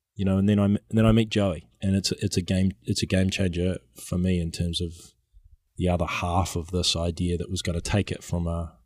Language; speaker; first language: English; native; English